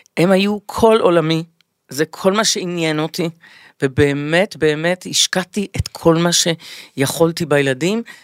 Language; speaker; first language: Hebrew; native; Hebrew